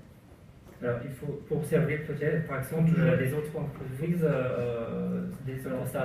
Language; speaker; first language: French; non-native, learner; German